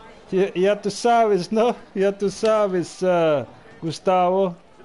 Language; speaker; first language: Spanish; non-native, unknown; Dutch